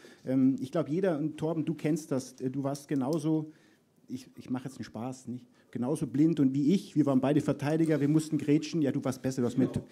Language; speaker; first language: German; native; German